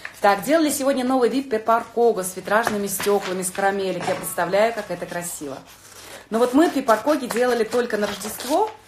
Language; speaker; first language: Russian; native; Russian